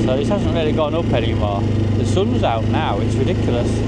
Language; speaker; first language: English; native; English